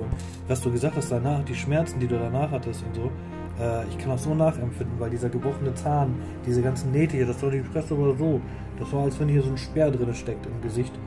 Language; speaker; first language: German; native; German